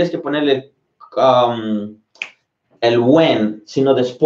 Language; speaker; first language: Spanish; native; Spanish